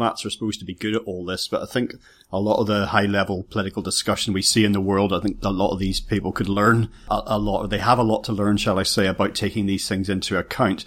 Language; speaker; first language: English; native; English